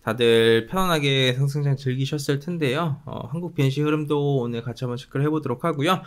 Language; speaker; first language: Korean; native; Korean